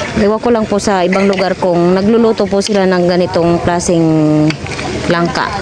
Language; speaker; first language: Filipino; native; Filipino